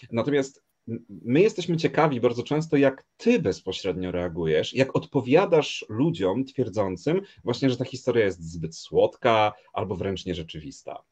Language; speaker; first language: Polish; native; Polish